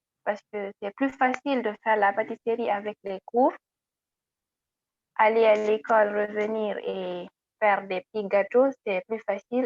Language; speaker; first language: French; non-native, local second language; Fula